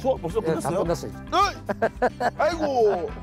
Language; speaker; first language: Korean; non-native, fluent; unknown